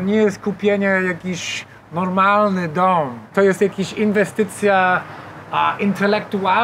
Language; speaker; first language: Polish; non-native, fluent; English